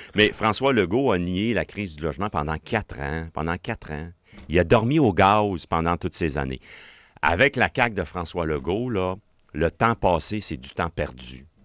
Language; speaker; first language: French; native; French